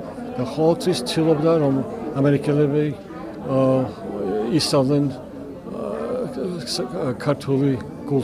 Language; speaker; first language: Georgian; early bilingual, heritage; Georgian